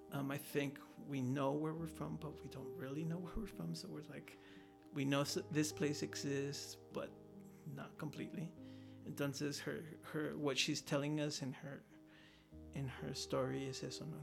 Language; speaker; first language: English; early bilingual, other home language; Spanish